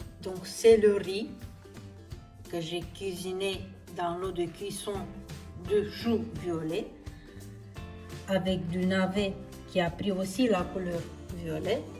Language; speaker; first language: French; non-native, fluent; Romanian